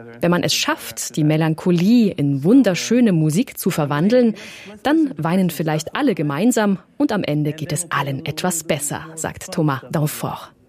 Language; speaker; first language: German; native; German